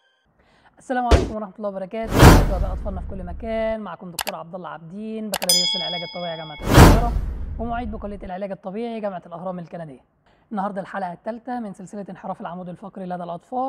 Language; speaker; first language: Arabic; native; Arabic